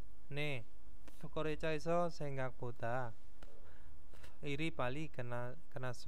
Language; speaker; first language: Korean; non-native, fluent; Indonesian